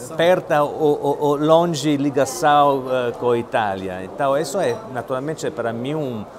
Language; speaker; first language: Portuguese; non-native, fluent; Italian